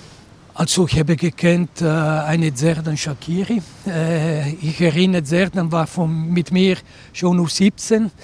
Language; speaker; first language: German; non-native, local second language; Italian